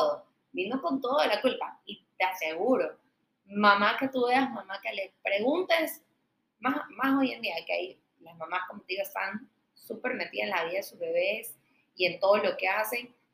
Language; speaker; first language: Spanish; native; Spanish